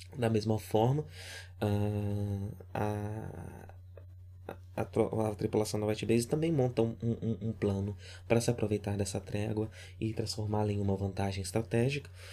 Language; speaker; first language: Portuguese; native; Portuguese